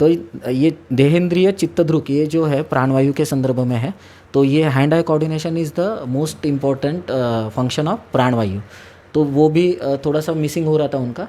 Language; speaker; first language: Hindi; non-native, local second language; Marathi